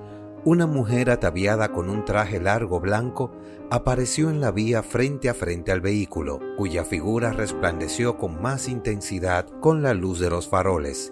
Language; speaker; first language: Spanish; native; Spanish